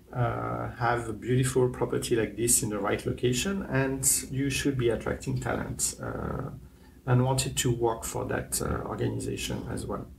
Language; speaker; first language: English; non-native, fluent; French